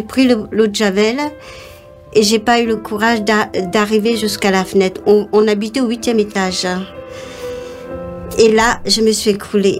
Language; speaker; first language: French; non-native, local second language; Morisyen